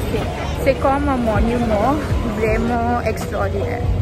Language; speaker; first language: French; non-native, fluent; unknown